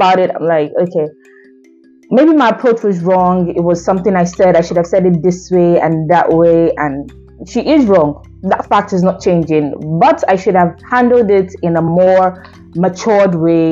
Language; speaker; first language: English; non-native, local second language; Igbo